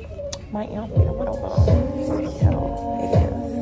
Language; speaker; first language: English; native; English